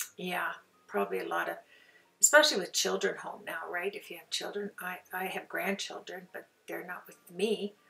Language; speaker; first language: English; native; English